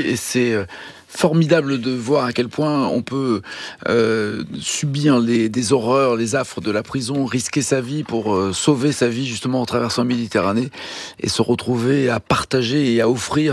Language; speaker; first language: French; native; French